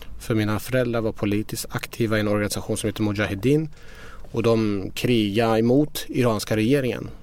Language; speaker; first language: Swedish; early bilingual, other home language; Persian